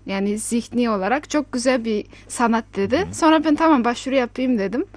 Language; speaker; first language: Turkish; non-native, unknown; Kazakh